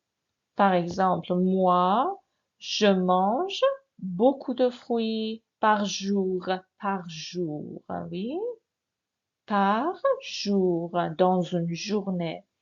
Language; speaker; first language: French; non-native, fluent; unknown